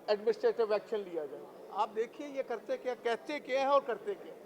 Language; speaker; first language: Hindi; non-native, local second language; Punjabi